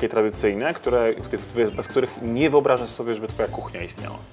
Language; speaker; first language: Polish; native; Polish